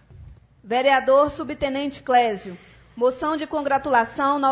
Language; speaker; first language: Portuguese; native; Portuguese